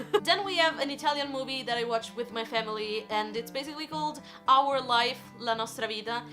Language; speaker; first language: English; non-native, fluent; Italian